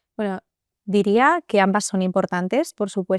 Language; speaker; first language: Spanish; native; Spanish